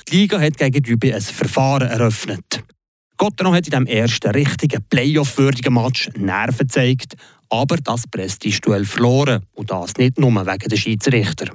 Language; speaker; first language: German; native; German